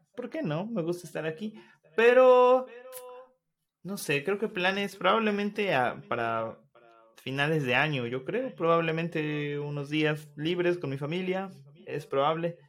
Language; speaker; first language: Spanish; native; Spanish